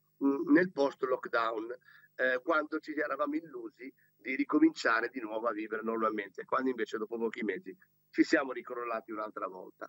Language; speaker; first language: Italian; native; Italian